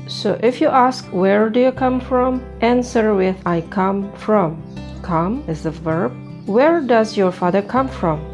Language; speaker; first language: English; non-native, fluent; Indonesian